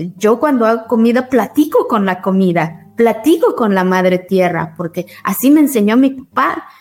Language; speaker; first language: Spanish; non-native, local second language; Zapotec